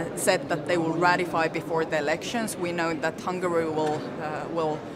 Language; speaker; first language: English; non-native, fluent; Finnish